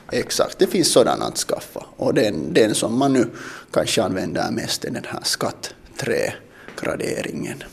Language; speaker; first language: Swedish; non-native, local second language; Finnish